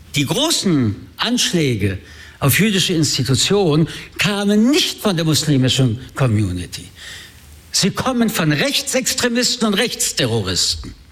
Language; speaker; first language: German; early bilingual, other home language; French